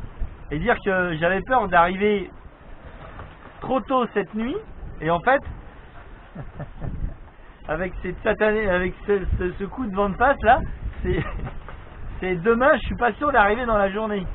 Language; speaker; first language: French; native; French